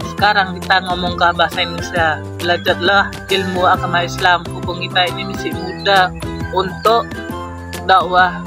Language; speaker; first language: Indonesian; non-native, fluent; Western Cham